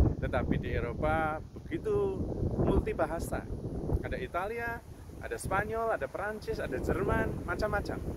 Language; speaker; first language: Indonesian; non-native, local second language; Javanese